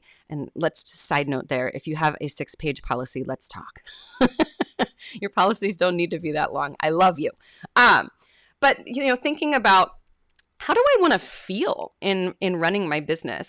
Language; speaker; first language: English; native; English